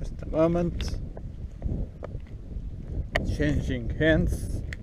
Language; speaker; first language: English; non-native, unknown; Portuguese